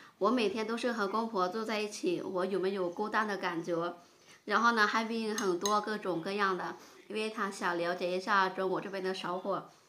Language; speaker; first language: Chinese; non-native, fluent; Lao